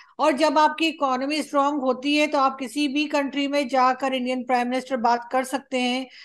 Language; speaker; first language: Urdu; native; Urdu